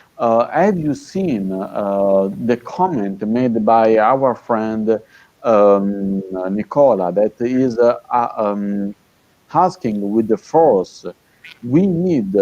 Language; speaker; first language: English; non-native, fluent; Italian